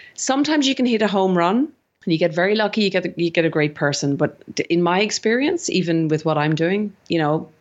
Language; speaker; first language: English; native; English